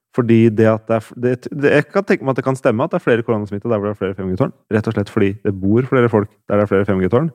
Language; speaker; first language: Norwegian; native; Norwegian